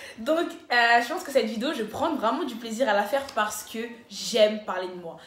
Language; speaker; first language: French; early bilingual, other home language; Lingala